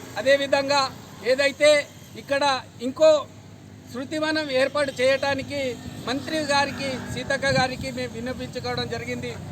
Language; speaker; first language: Telugu; non-native, local second language; Gondi